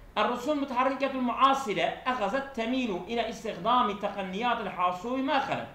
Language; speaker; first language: Arabic; non-native, fluent; Turkish